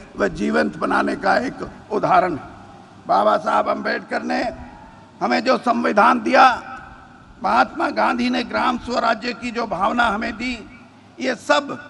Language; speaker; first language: Hindi; native; Hindi